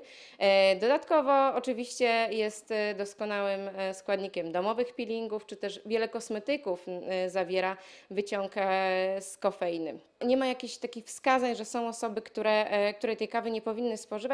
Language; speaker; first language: Polish; native; Polish